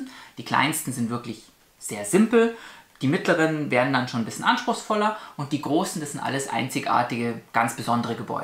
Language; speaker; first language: German; native; German